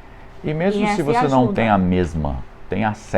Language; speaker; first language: Portuguese; non-native, fluent; English